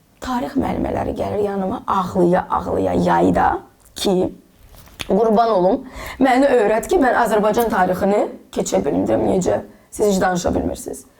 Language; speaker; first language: Azerbaijani; non-native, local second language; Russian